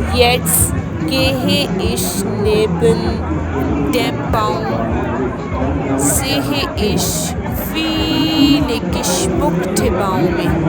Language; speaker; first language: German; non-native, learner; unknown